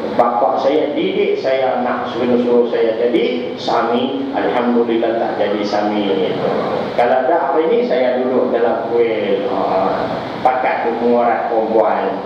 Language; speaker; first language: Malay; non-native, local second language; Tamil